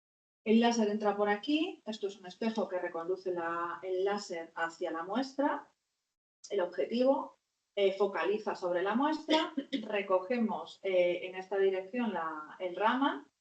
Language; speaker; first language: Spanish; native; Spanish